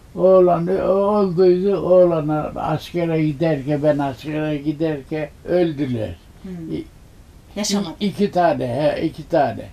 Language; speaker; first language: Turkish; native; Turkish